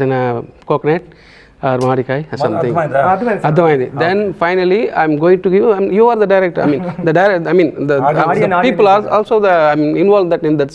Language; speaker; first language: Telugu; non-native, local second language; Tamil